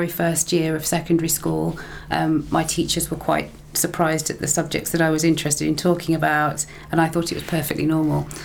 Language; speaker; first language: English; native; English